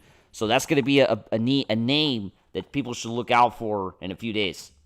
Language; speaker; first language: English; native; English